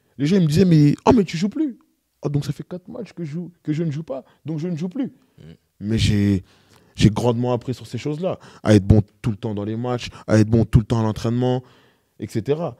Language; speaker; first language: French; native; French